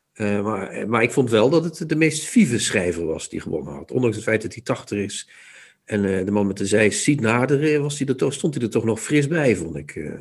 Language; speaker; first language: Dutch; native; Dutch